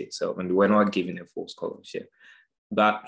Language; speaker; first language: English; non-native, local second language; Akan